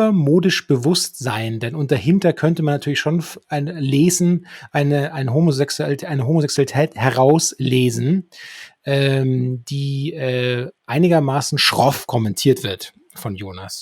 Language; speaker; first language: German; native; German